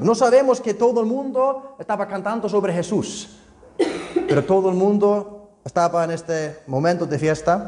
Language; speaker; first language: Spanish; non-native, fluent; Icelandic